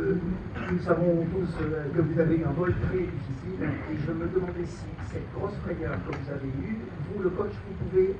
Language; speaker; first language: French; native; French